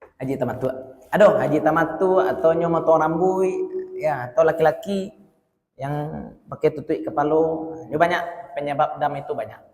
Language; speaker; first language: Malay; non-native, local second language; Minangkabau